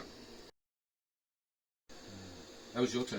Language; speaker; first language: English; native; English